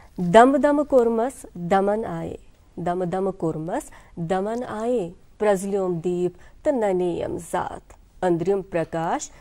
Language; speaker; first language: Hindi; non-native, local second language; Kashmiri